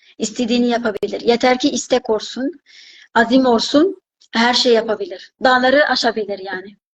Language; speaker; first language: Turkish; non-native, fluent; Arabic